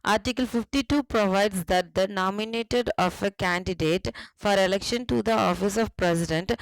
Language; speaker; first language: English; non-native, local second language; Tamil